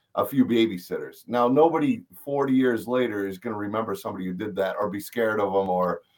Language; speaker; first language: English; native; English